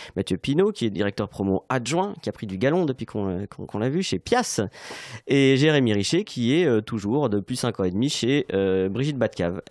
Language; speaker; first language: French; native; French